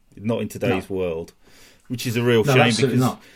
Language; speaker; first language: English; native; English